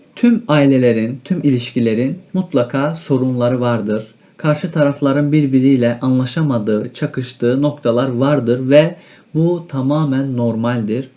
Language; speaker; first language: Turkish; native; Turkish